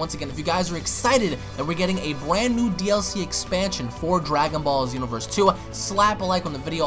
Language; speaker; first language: English; native; English